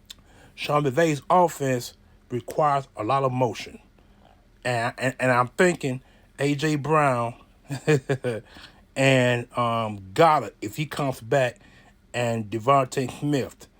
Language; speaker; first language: English; native; English